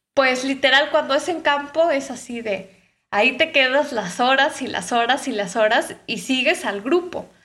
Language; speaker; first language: Spanish; native; Spanish